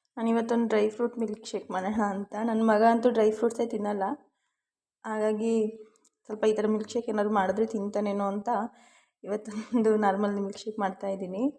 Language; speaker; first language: Kannada; native; Kannada